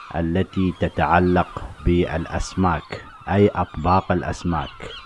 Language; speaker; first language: Arabic; native; Arabic